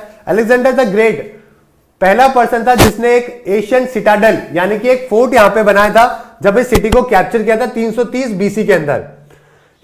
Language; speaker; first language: Hindi; native; Hindi